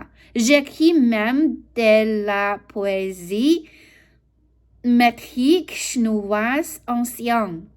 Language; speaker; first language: French; non-native, learner; Chinese